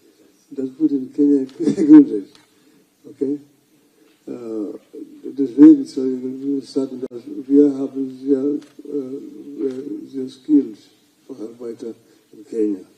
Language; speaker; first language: German; non-native, fluent; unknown